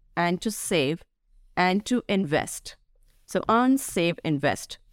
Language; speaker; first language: English; non-native, local second language; Hindi